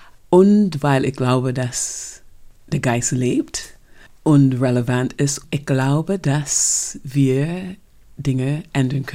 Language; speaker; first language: German; non-native, fluent; English